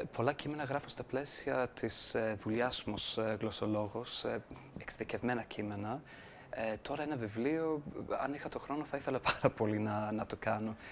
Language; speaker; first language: Greek; non-native, fluent; English